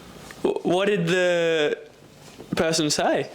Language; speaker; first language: English; native; English